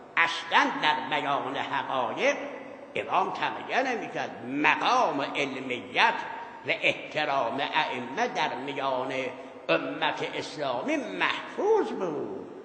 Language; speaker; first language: Persian; non-native, local second language; Azerbaijani